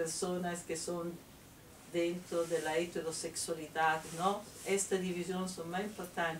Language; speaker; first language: Spanish; non-native, fluent; Italian